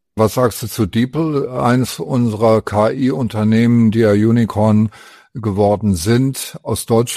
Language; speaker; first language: German; native; German